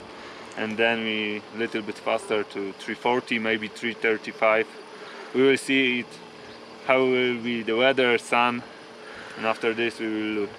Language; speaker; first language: English; non-native, learner; Polish